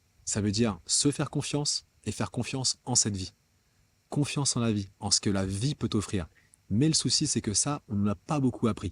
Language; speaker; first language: French; native; French